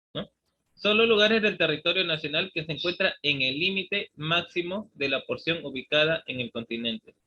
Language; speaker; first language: Spanish; native; Spanish